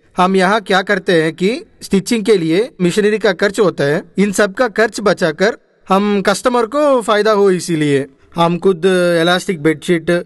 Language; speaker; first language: Hindi; non-native, local second language; Telugu